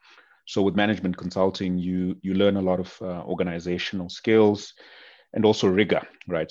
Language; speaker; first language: English; non-native, local second language; North Ndebele